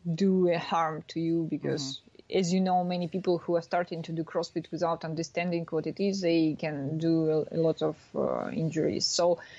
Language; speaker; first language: English; non-native, learner; Russian